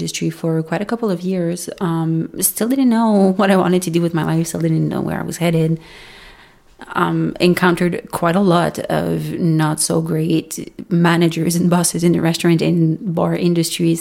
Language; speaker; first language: English; non-native, fluent; French